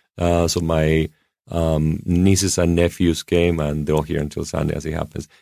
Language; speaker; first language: English; non-native, fluent; Spanish